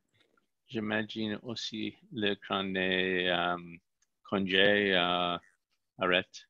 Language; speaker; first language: French; non-native, learner; English